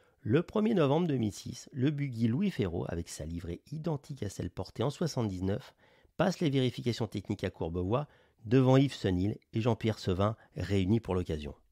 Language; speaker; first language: French; native; French